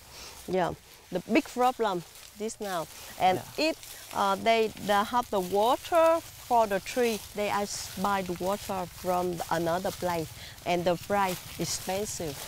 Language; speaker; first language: English; non-native, learner; Vietnamese